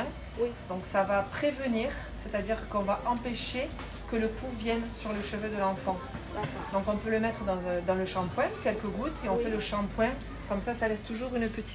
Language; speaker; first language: French; native; French